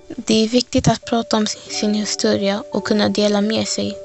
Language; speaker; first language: Swedish; early bilingual, other home language; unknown